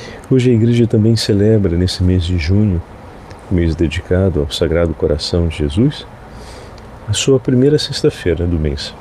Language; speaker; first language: Portuguese; native; Portuguese